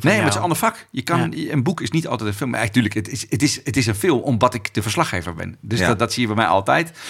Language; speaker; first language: Dutch; native; Dutch